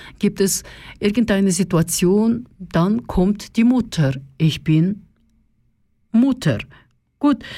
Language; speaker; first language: German; non-native, fluent; Russian